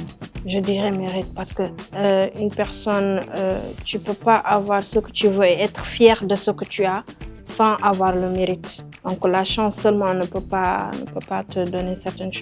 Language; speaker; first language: French; non-native, local second language; Wolof